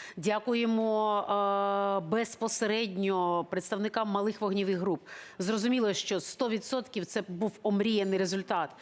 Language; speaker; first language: Ukrainian; native; Ukrainian